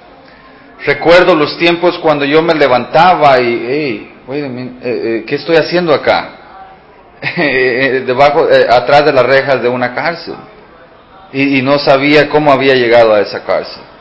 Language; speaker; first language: Spanish; early bilingual, heritage; Spanish